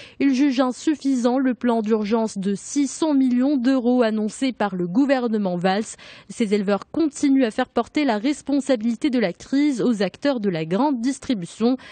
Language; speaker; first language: French; non-native, local second language; Arabic